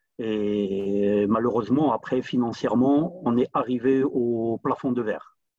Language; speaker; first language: French; non-native, local second language; Arabic